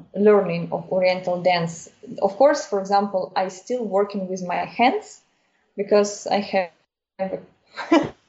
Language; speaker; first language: English; non-native, fluent; Ukrainian